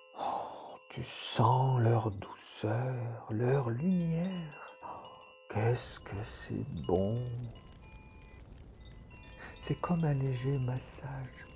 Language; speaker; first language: French; native; French